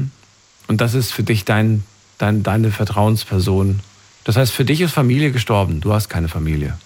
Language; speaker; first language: German; native; German